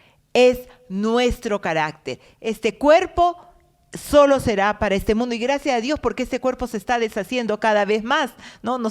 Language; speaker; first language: Spanish; native; Spanish